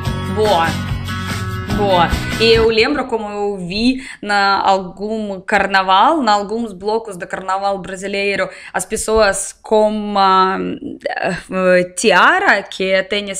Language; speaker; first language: Portuguese; non-native, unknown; Russian